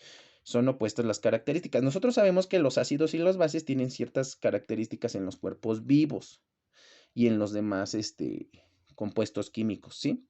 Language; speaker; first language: Spanish; native; Spanish